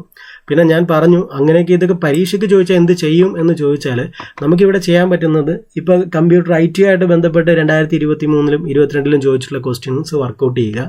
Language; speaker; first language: Malayalam; native; Malayalam